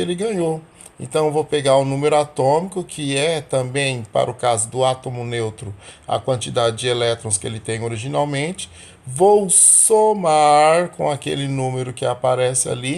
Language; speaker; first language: Portuguese; native; Portuguese